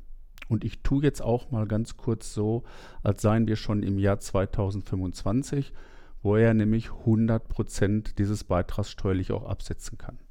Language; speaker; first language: German; native; German